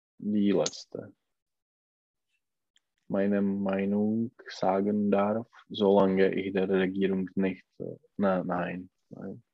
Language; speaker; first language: German; non-native, learner; Czech